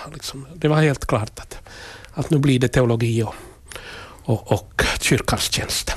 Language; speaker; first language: Swedish; native; Swedish